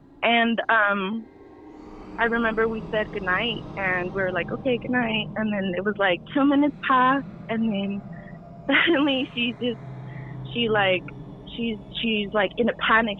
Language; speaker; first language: English; early bilingual, other home language; Spanish